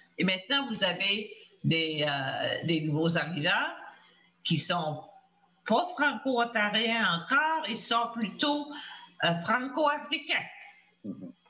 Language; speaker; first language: French; native; French